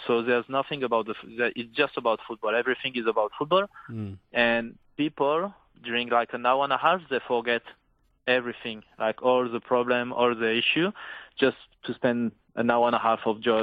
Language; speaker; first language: English; non-native, fluent; French